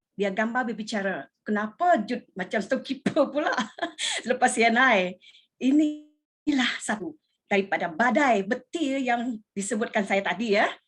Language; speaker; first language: Malay; non-native, local second language; Iban